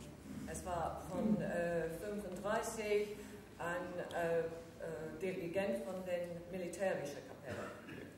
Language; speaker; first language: German; non-native, learner; English